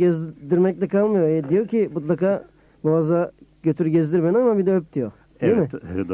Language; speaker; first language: Turkish; native; Turkish